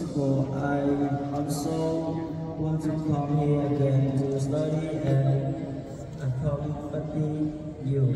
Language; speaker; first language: English; non-native, learner; Vietnamese